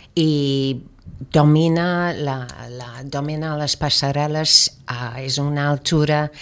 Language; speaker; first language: Spanish; non-native, fluent; English